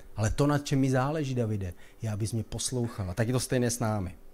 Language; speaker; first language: Czech; native; Czech